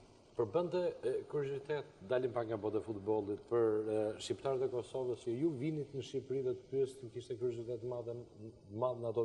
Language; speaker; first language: Albanian; native; Albanian